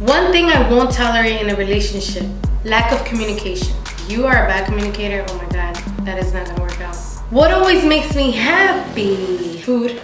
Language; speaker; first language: English; early bilingual, other home language; Spanish